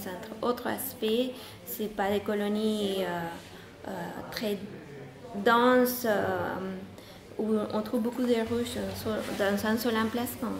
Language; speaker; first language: French; non-native, fluent; Spanish